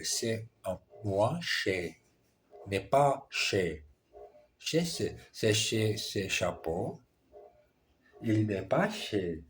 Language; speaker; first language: French; non-native, learner; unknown